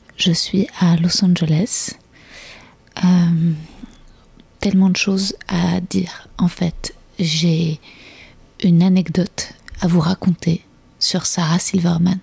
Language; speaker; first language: French; native; French